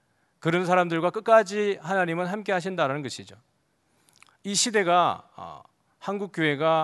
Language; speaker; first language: Korean; native; Korean